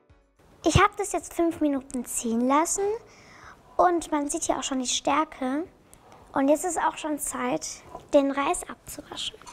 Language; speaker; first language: German; native; German